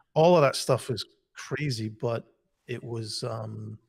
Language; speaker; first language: English; native; English